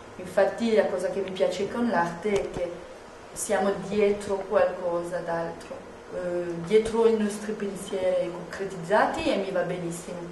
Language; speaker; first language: Italian; non-native, fluent; French